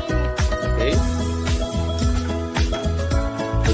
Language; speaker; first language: English; non-native, learner; Indonesian